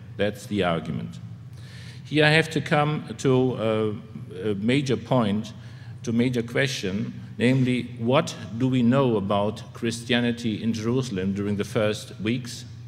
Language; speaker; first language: English; non-native, fluent; German